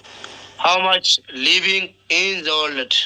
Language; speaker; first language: English; non-native, learner; Oromo